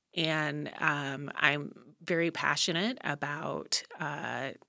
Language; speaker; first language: English; native; English